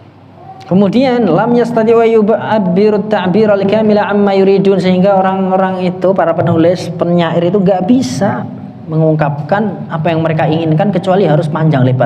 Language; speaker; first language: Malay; non-native, local second language; Javanese